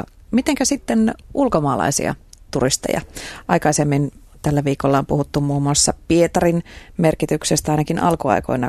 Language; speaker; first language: Finnish; native; Finnish